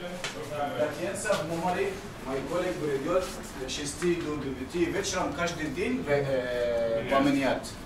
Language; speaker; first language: Russian; non-native, learner; Arabic